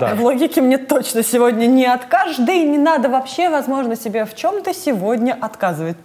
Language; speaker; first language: Russian; native; Russian